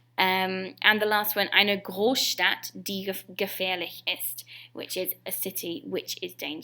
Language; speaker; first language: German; non-native, fluent; English